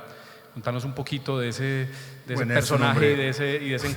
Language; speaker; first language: Spanish; native; Spanish